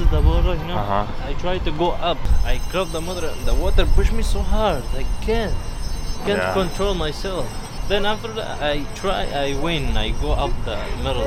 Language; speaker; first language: English; non-native, learner; Arabic